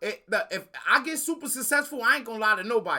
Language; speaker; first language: English; native; English